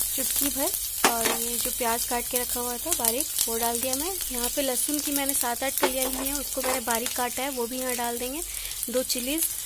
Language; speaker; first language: Hindi; non-native, local second language; Bangla